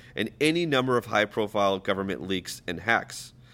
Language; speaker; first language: English; native; English